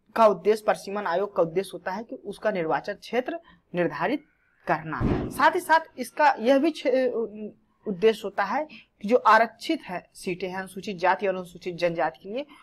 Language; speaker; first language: Hindi; native; Hindi